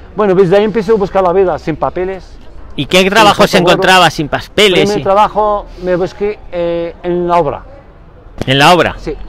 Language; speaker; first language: Spanish; non-native, fluent; Arabic